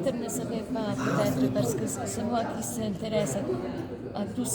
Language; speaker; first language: French; non-native, fluent; Slovenian